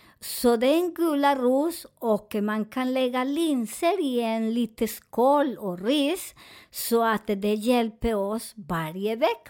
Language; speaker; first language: Swedish; non-native, fluent; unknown